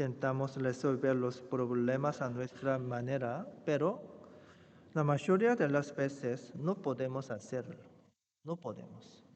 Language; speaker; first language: Spanish; non-native, fluent; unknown